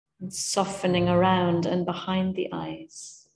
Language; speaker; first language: English; native; English